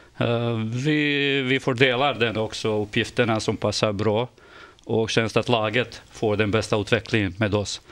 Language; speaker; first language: Swedish; non-native, fluent; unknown